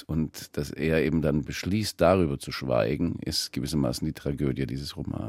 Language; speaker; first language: German; early bilingual, heritage; German